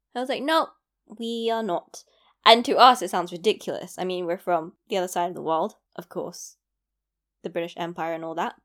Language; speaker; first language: English; native; English